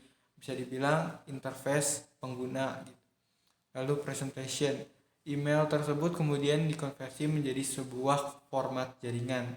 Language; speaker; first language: Indonesian; native; Indonesian